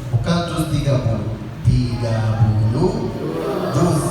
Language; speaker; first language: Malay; non-native, learner; Arabic